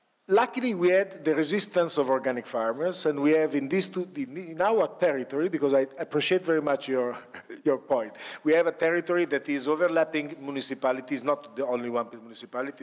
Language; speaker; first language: English; non-native, fluent; Italian